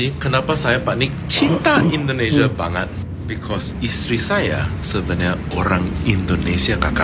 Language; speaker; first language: Indonesian; non-native, learner; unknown